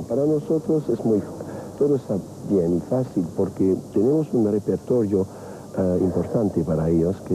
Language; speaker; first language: Spanish; non-native, fluent; French